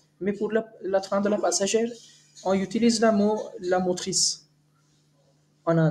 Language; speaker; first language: French; non-native, learner; Hindi